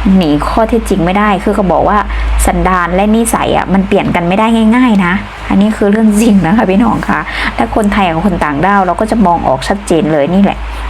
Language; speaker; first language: Thai; native; Thai